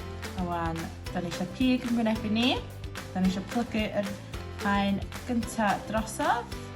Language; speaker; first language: Welsh; native; Welsh